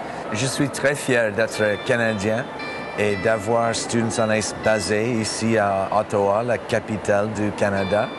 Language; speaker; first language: French; non-native, learner; English